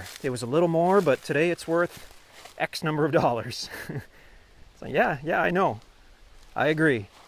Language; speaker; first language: English; native; English